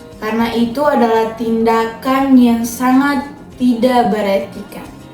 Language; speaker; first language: Indonesian; non-native, local second language; Tetum